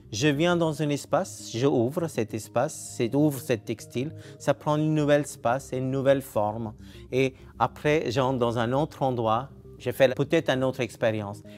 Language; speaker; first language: French; non-native, fluent; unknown